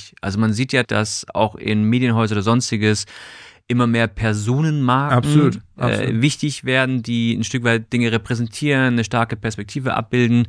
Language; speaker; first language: German; native; German